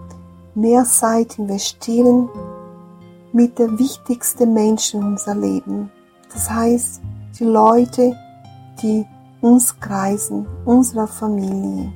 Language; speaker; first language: German; non-native, fluent; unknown